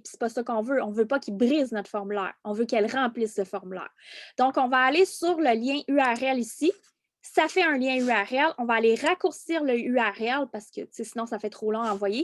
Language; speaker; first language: French; native; French